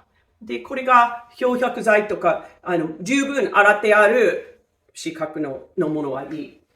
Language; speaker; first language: Japanese; non-native, fluent; English